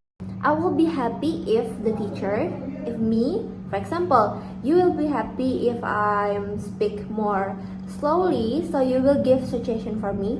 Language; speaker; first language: English; non-native, fluent; Indonesian